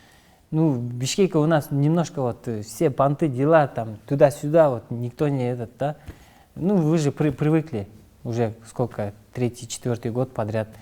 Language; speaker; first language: Russian; non-native, local second language; Kyrgyz